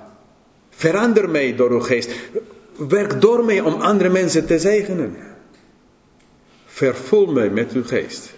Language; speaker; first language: Dutch; non-native, fluent; English